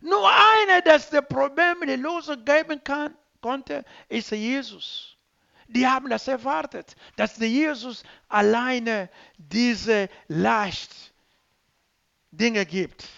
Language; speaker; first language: German; non-native, learner; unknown